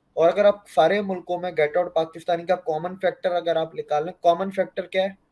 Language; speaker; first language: Hindi; native; Hindi